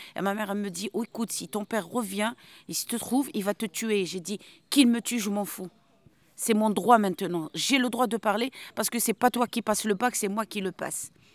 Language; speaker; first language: French; non-native, local second language; Arabic